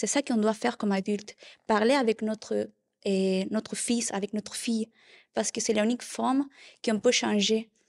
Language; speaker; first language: French; non-native, learner; Spanish